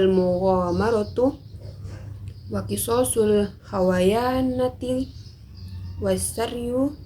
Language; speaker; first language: Arabic; non-native, learner; Indonesian